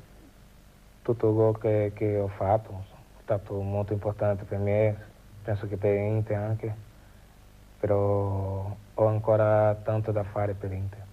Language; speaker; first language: Italian; non-native, learner; Portuguese